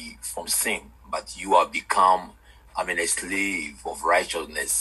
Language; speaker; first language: English; non-native, local second language; Akan